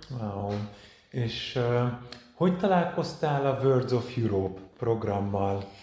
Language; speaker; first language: Hungarian; native; Hungarian